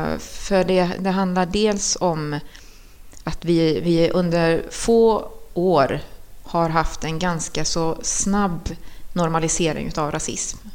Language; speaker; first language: Swedish; early bilingual, other home language; Spanish